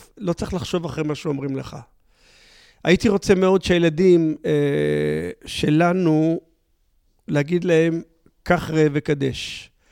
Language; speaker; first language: Hebrew; native; Hebrew